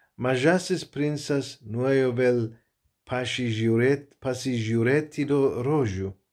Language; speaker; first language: Lithuanian; non-native, learner; Turkish